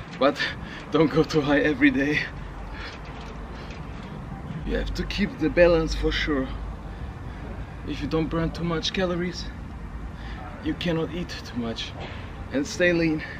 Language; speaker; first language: English; non-native, fluent; German